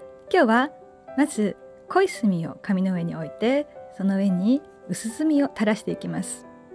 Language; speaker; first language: Japanese; native; Japanese